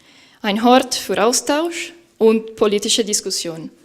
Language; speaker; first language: German; non-native, fluent; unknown